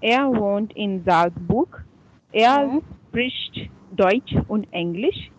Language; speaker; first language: German; non-native, learner; Hindi